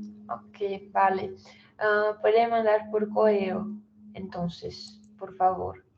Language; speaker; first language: Spanish; non-native, learner; Portuguese